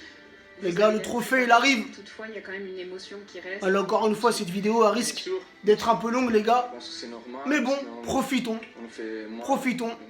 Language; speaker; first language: French; native; French